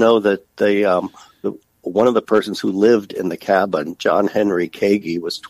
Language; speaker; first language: English; native; English